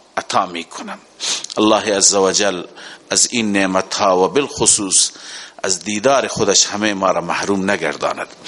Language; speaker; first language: Persian; native; Persian